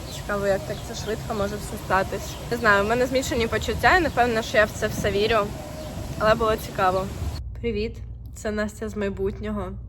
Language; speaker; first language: Ukrainian; native; Ukrainian